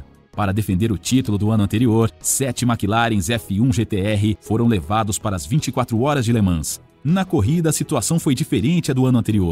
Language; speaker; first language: Portuguese; native; Portuguese